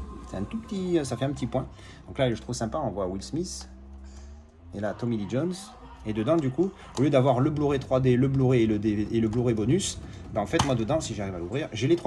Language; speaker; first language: French; native; French